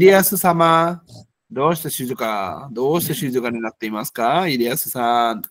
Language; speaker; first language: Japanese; non-native, fluent; Bangla